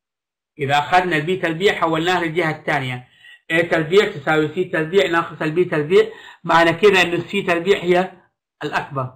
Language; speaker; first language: Arabic; native; Arabic